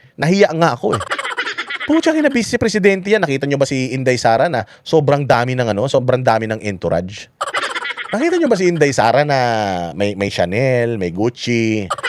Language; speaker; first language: Filipino; non-native, local second language; Iloko